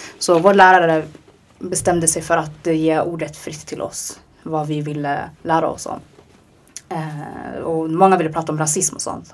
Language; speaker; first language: Swedish; early bilingual, other home language; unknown